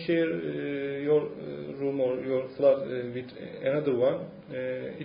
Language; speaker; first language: English; non-native, learner; Turkish